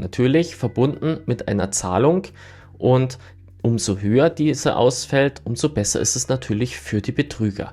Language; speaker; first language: German; native; German